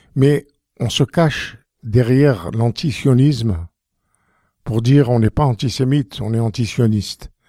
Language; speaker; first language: French; native; French